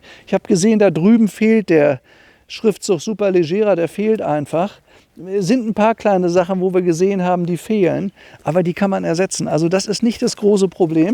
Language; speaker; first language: German; native; German